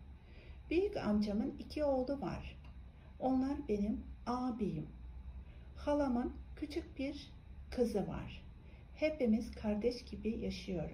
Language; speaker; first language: Turkish; non-native, fluent; Kazakh